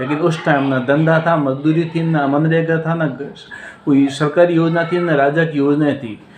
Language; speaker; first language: Hindi; native; Hindi